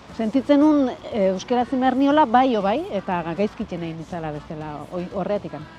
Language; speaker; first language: Basque; native; Basque